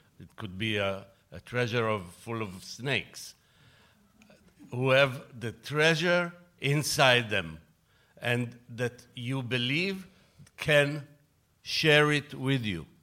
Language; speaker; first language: English; non-native, fluent; Hebrew